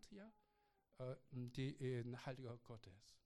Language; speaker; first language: German; non-native, learner; Korean